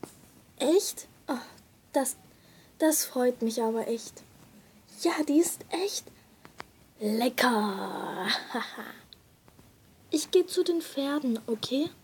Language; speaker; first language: German; native; German